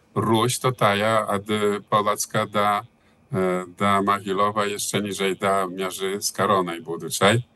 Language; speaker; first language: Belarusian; early bilingual, heritage; Belarusian